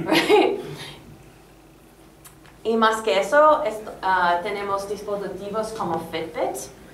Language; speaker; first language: Spanish; non-native, learner; English